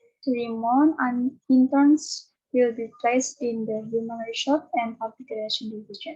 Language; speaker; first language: English; non-native, learner; Indonesian